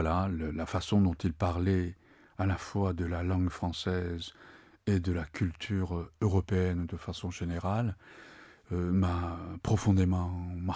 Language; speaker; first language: French; non-native, fluent; Japanese